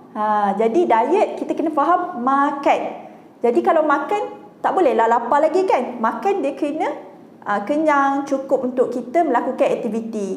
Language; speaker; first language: Malay; native; Malay